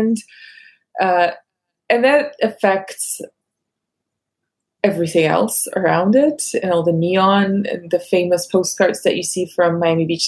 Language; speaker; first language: English; non-native, fluent; Russian